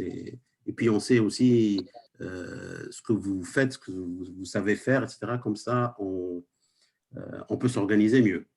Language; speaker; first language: French; non-native, local second language; Arabic